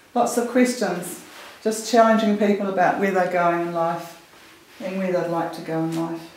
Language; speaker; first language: English; native; English